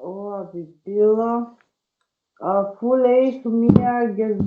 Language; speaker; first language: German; non-native, learner; Macedonian